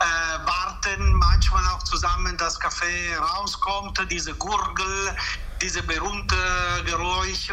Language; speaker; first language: German; non-native, fluent; Italian